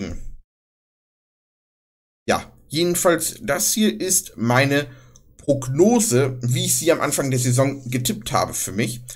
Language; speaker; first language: German; native; German